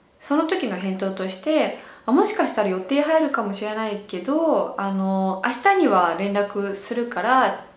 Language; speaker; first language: Japanese; native; Japanese